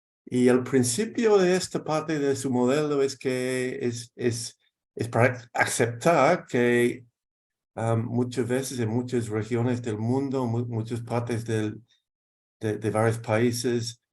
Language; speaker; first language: Spanish; non-native, fluent; English